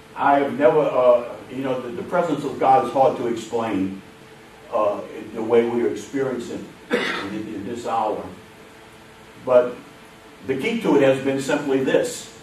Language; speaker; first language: English; native; English